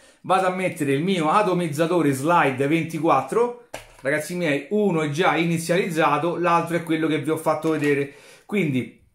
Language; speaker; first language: Italian; native; Italian